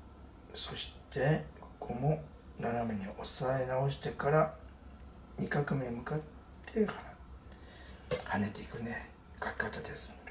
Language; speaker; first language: Japanese; native; Japanese